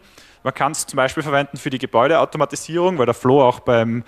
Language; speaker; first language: German; native; German